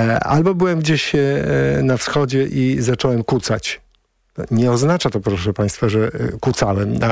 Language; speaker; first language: Polish; native; Polish